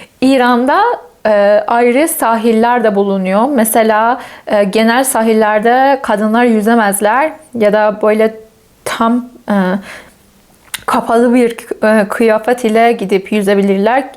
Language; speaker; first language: Turkish; non-native, fluent; Persian